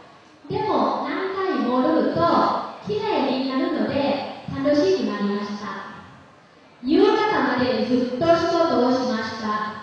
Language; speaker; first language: Japanese; non-native, learner; Lao